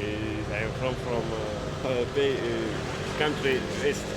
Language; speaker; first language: English; non-native, learner; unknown